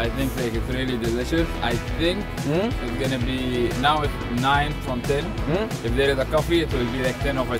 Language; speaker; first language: English; non-native, learner; Korean